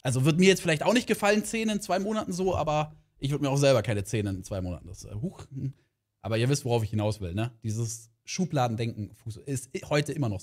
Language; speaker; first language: German; native; German